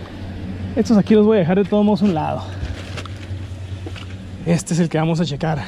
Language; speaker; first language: Spanish; native; Spanish